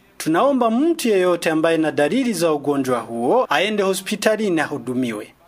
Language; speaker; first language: Swahili; non-native, local second language; Rundi